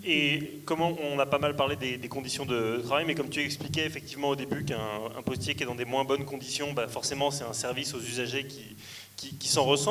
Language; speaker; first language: French; native; French